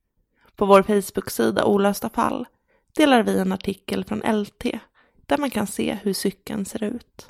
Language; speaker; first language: Swedish; native; Swedish